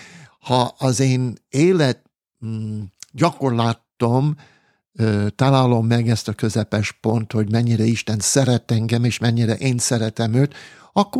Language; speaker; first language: Hungarian; non-native, fluent; English